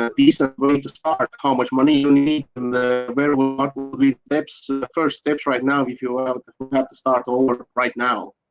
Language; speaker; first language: English; non-native, fluent; Latvian